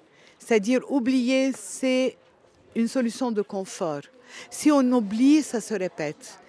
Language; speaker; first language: French; non-native, local second language; Arabic